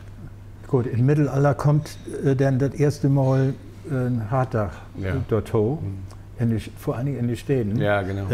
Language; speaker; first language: German; native; German